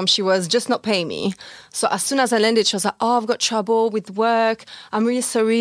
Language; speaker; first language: English; non-native, fluent; French